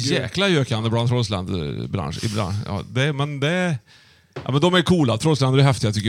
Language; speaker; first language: Swedish; native; Swedish